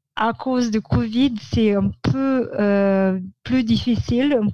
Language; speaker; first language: French; non-native, fluent; Filipino